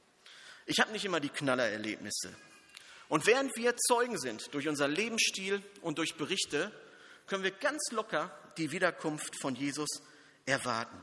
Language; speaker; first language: German; native; German